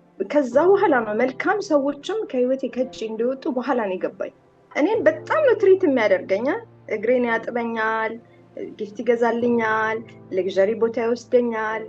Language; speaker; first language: Amharic; native; Amharic